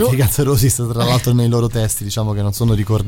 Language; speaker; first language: Italian; native; Italian